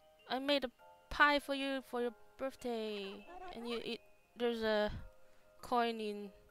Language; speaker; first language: English; non-native, local second language; Cantonese